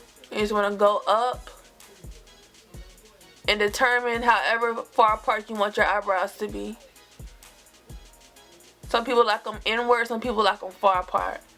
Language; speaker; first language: English; native; English